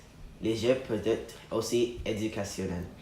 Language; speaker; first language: French; non-native, learner; English